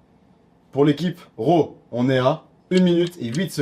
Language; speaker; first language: French; native; French